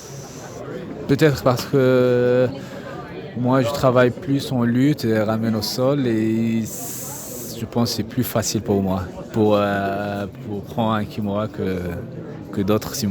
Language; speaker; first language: French; non-native, fluent; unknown